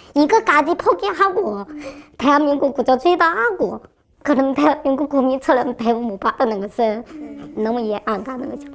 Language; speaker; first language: Korean; non-native, fluent; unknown